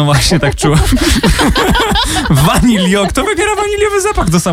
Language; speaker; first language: Polish; native; Polish